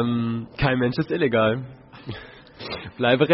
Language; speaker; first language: German; native; German